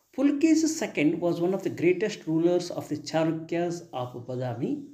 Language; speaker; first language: English; non-native, local second language; Kannada